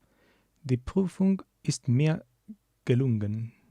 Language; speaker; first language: German; non-native, learner; English